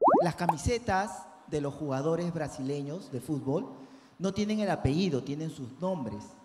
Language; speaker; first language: Spanish; native; Spanish